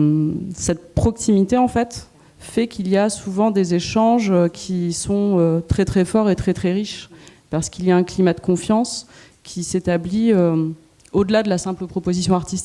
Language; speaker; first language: French; native; French